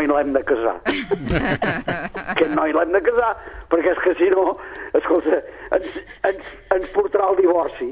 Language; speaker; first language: Catalan; native; Catalan